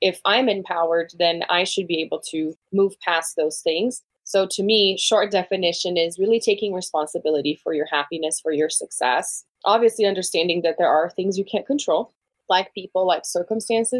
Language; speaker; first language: English; non-native, fluent; Portuguese